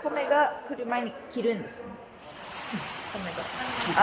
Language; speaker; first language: Japanese; non-native, fluent; English